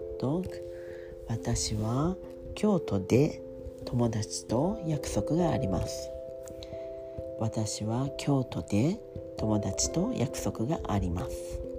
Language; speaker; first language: Japanese; non-native, learner; French